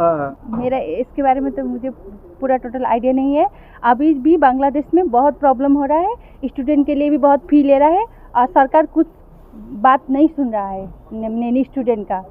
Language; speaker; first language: Hindi; non-native, local second language; Bangla